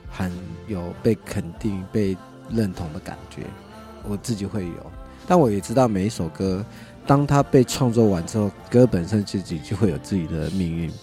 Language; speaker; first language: Chinese; native; Chinese